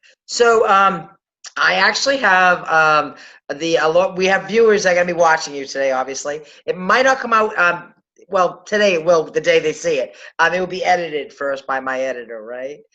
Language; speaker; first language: English; native; English